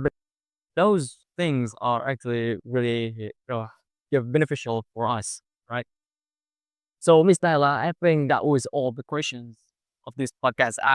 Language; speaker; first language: English; non-native, fluent; Indonesian